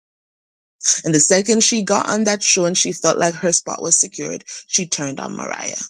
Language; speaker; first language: English; native; English